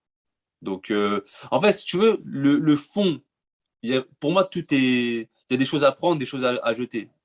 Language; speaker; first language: French; native; French